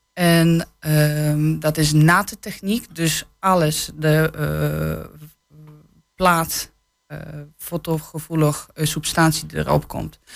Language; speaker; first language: Dutch; non-native, fluent; Polish